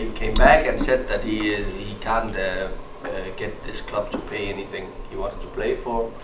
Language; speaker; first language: English; non-native, fluent; Danish